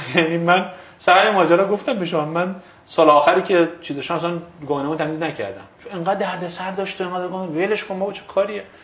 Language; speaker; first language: Persian; early bilingual, other home language; Kashmiri